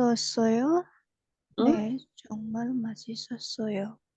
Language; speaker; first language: Korean; non-native, learner; Indonesian